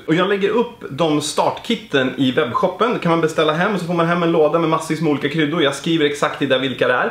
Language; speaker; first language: Swedish; native; Swedish